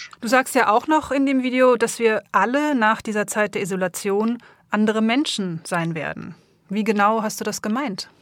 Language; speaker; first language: German; native; German